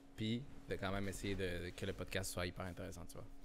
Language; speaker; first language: French; native; French